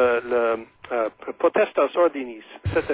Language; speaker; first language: French; non-native, fluent; English